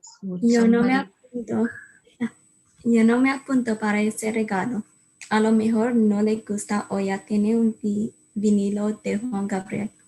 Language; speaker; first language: Spanish; non-native, learner; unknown